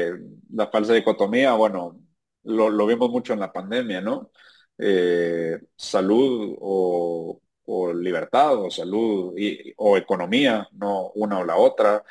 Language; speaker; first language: Spanish; native; Spanish